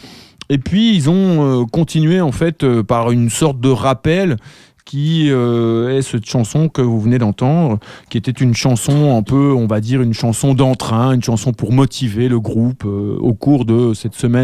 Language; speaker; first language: French; native; French